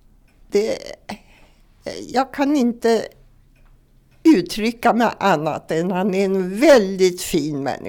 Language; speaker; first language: Swedish; native; Swedish